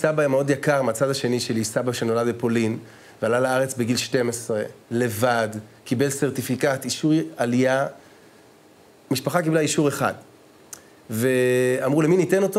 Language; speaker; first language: Hebrew; native; Hebrew